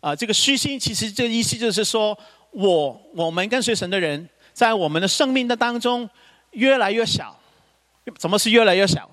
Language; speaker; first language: Chinese; non-native, local second language; Cantonese